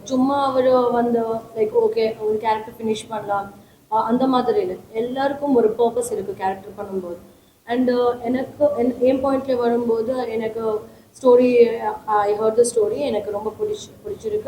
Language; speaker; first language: Tamil; non-native, fluent; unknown